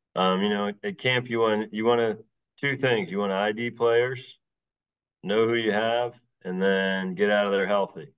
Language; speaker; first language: English; native; English